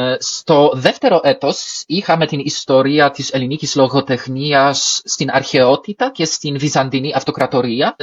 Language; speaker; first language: Greek; non-native, fluent; Polish